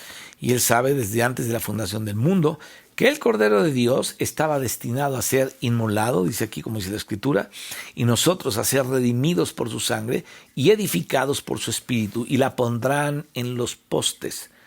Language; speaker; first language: Spanish; native; Spanish